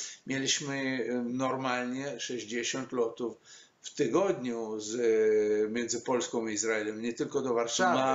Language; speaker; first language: Polish; non-native, learner; Hebrew